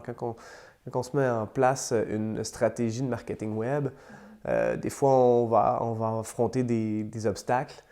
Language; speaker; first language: French; native; French